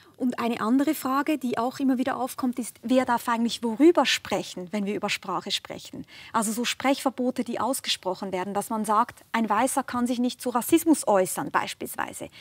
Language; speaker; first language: German; native; German